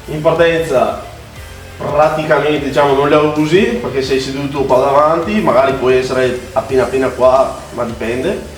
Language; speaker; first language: Italian; native; Italian